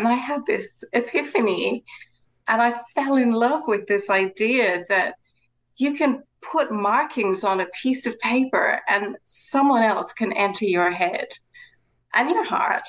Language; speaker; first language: English; native; English